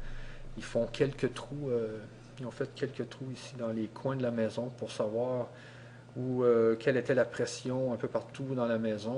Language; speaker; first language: French; native; French